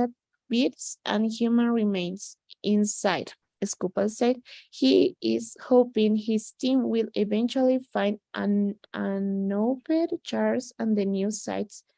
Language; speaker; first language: English; non-native, learner; Spanish